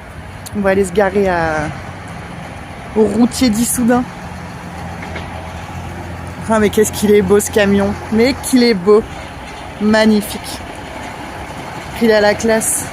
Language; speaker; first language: French; native; French